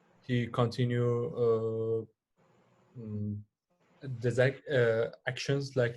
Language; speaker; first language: English; non-native, learner; Persian